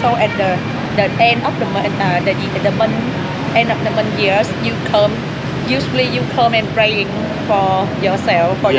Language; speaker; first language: English; non-native, learner; Vietnamese